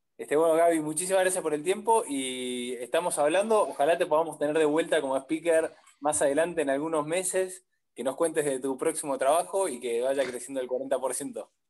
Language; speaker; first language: Spanish; native; Spanish